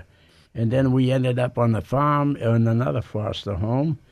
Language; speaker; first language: English; native; English